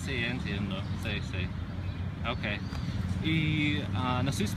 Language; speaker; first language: Spanish; non-native, fluent; English